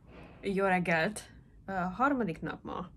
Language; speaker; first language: Hungarian; early bilingual, heritage; English